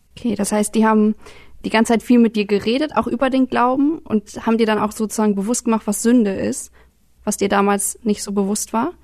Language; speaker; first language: German; native; German